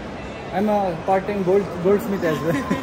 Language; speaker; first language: English; non-native, learner; Hindi